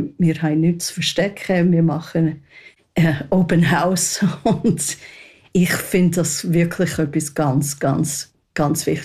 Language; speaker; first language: German; non-native, fluent; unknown